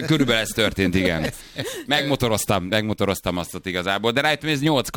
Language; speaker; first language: Hungarian; native; Hungarian